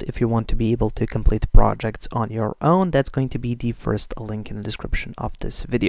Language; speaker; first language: English; non-native, fluent; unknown